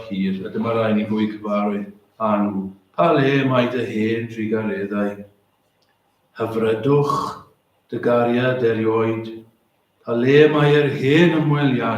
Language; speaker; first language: Welsh; native; Welsh